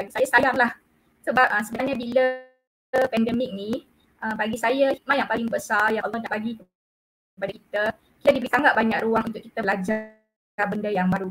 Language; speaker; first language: Malay; native; Malay